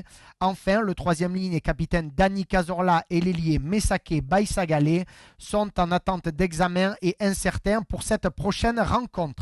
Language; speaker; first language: French; native; French